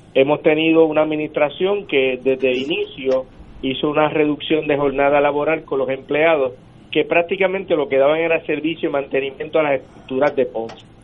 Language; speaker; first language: Spanish; native; Spanish